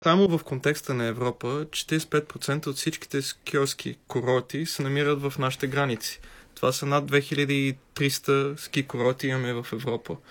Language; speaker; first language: Bulgarian; non-native, fluent; English